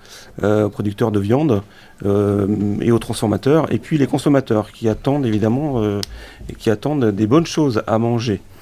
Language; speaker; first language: French; native; French